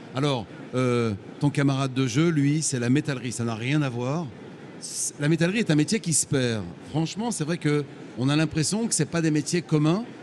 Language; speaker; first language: French; native; French